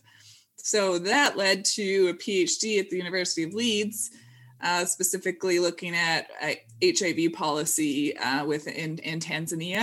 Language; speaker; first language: English; native; English